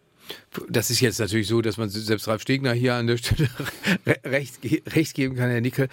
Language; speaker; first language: German; native; German